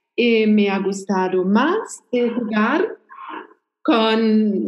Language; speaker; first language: Spanish; non-native, learner; German